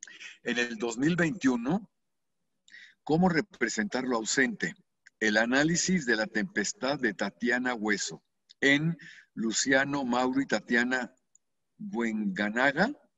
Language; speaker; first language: Spanish; native; Spanish